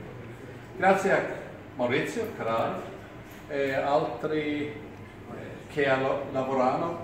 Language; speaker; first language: Italian; non-native, learner; Swedish